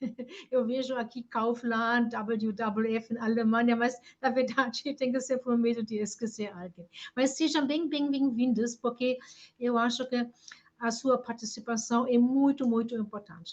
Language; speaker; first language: Portuguese; non-native, fluent; German